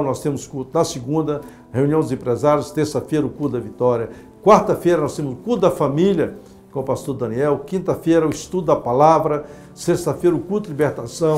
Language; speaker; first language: Portuguese; native; Portuguese